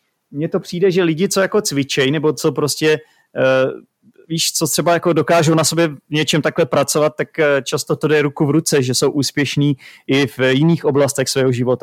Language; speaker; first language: Czech; native; Czech